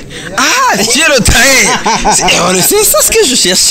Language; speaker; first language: French; non-native, learner; Rundi